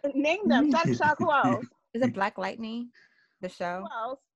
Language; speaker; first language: English; early bilingual, other home language; Yoruba